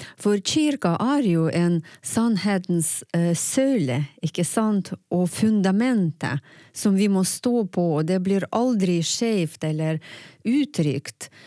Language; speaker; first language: Norwegian; non-native, fluent; Ukrainian